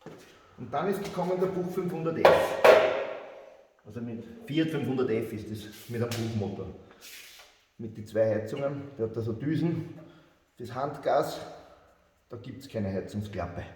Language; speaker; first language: German; native; German